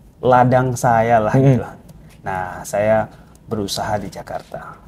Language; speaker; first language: Indonesian; non-native, local second language; Minangkabau